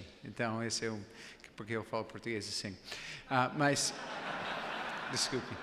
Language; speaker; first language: Portuguese; non-native, fluent; English